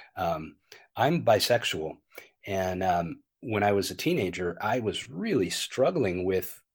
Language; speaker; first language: English; native; English